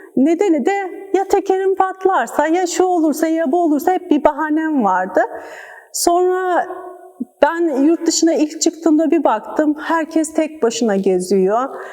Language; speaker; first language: Turkish; native; Turkish